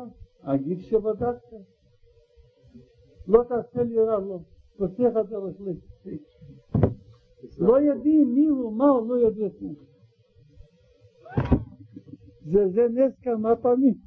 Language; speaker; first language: Hebrew; non-native, learner; Russian